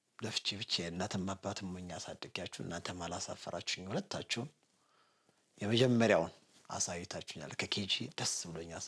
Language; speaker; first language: Amharic; non-native, local second language; Sebat Bet Gurage